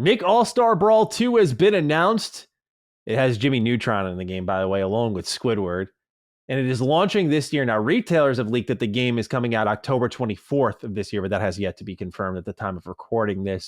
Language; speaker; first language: English; native; English